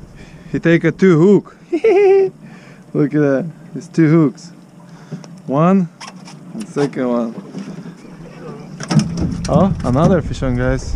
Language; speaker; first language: English; non-native, learner; Russian